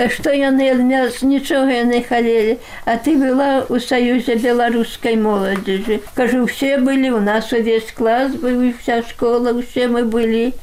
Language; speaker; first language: Belarusian; native; Belarusian